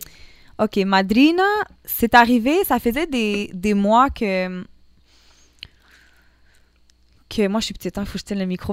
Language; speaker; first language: French; native; French